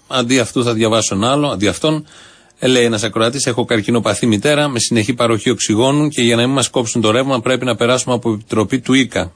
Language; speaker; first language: Greek; native; Greek